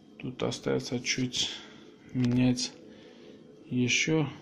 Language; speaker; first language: Russian; non-native, local second language; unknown